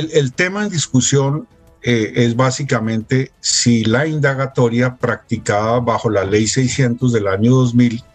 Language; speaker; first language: Spanish; native; Spanish